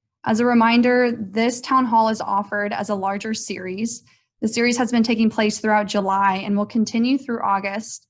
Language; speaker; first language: English; native; English